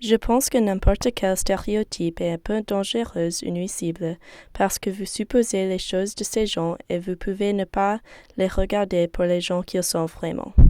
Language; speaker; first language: French; non-native, fluent; English